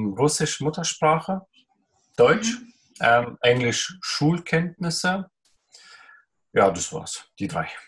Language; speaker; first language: German; early bilingual, other home language; Russian